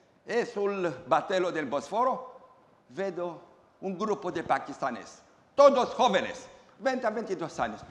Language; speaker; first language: Spanish; non-native, learner; Romanian